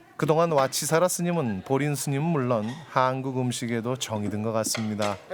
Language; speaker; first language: Korean; native; Korean